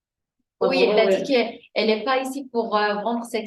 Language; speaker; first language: French; non-native, fluent; Arabic